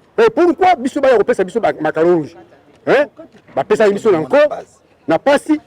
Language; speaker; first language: Lingala; non-native, local second language; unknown